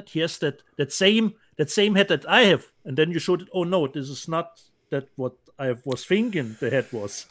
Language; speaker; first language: English; non-native, fluent; German